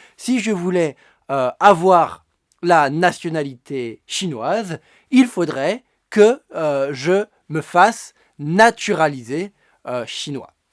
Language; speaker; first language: French; native; French